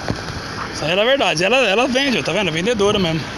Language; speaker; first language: Portuguese; native; Portuguese